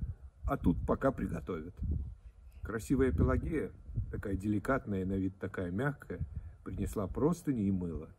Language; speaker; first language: Russian; native; Russian